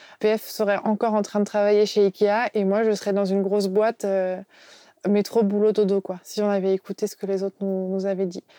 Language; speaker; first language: French; native; French